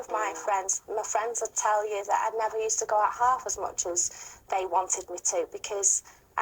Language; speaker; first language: English; native; English